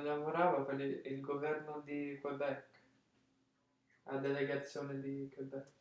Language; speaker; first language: Italian; early bilingual, heritage; English